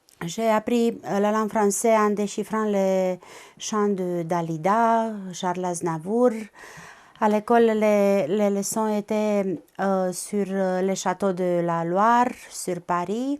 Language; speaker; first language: French; non-native, fluent; Romanian